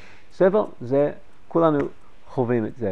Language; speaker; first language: Hebrew; non-native, fluent; English